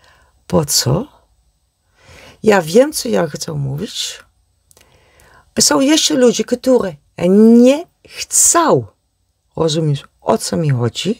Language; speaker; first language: Polish; non-native, learner; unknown